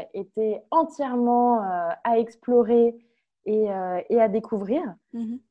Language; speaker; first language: French; native; French